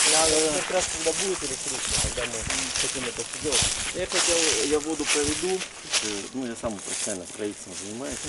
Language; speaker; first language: Russian; native; Russian